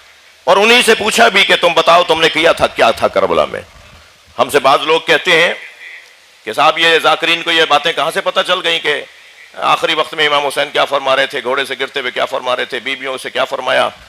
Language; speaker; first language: Urdu; native; Urdu